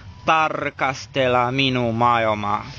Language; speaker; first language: Finnish; non-native, learner; Portuguese